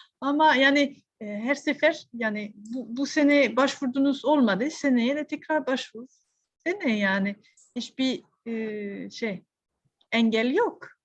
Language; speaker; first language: Turkish; non-native, fluent; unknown